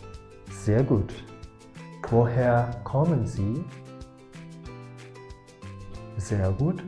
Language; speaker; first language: German; non-native, fluent; Indonesian